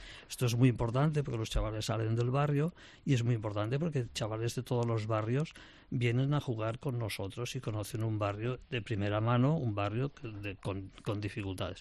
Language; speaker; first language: Spanish; non-native, local second language; Catalan